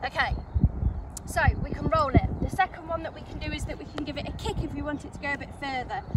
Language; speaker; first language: English; native; English